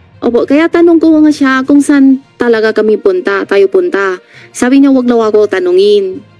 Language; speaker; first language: Filipino; non-native, learner; Chinese